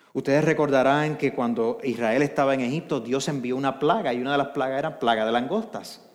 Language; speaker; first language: Spanish; native; Spanish